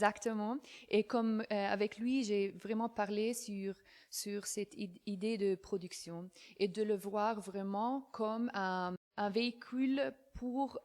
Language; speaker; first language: French; non-native, fluent; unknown